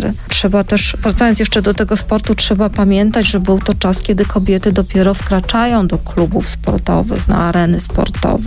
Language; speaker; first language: Polish; native; Polish